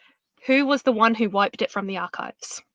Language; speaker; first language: English; native; English